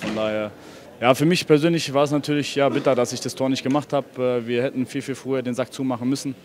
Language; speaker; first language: German; native; German